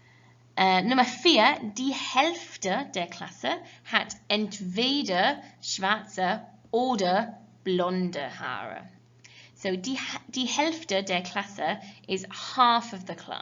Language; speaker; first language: German; non-native, fluent; English